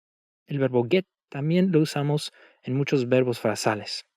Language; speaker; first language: Spanish; native; Spanish